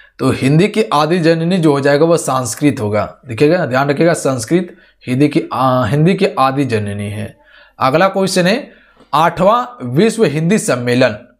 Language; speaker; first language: Hindi; native; Hindi